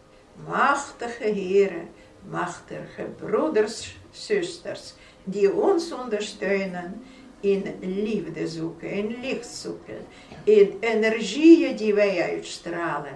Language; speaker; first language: Dutch; non-native, fluent; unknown